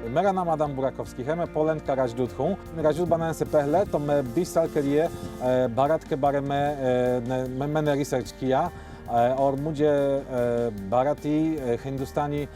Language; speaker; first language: Hindi; non-native, fluent; Polish